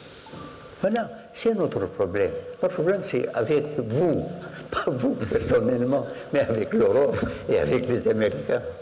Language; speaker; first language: French; non-native, fluent; Arabic